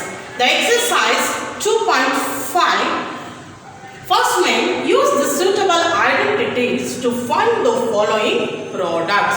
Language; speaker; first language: English; non-native, local second language; Kannada